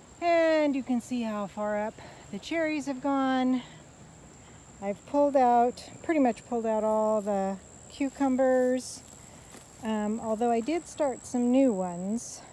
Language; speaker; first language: English; native; English